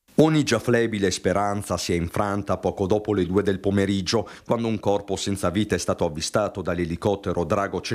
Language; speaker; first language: Italian; native; Italian